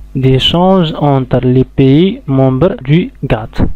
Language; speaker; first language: French; non-native, local second language; Arabic